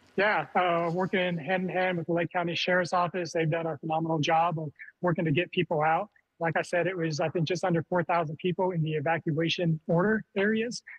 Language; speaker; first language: English; native; English